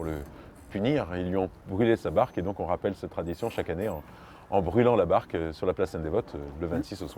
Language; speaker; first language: French; native; French